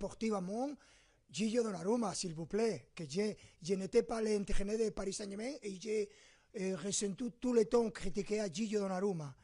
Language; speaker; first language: French; non-native, fluent; Spanish